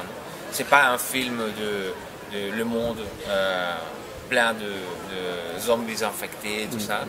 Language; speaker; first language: French; non-native, fluent; Spanish